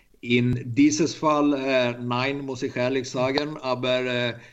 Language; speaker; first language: German; non-native, learner; Swedish